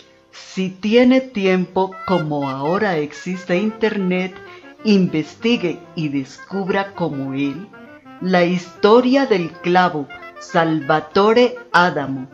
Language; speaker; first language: Spanish; native; Spanish